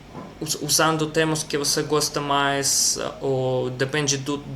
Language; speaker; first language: Portuguese; non-native, learner; Russian